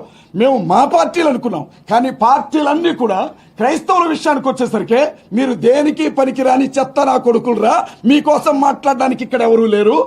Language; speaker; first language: Telugu; native; Telugu